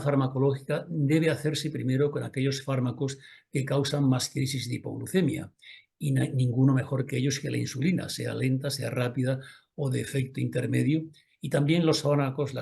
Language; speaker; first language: Spanish; native; Spanish